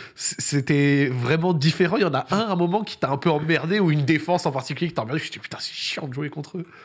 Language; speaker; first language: French; native; French